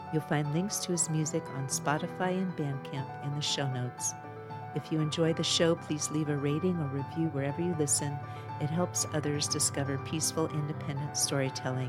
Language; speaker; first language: English; native; English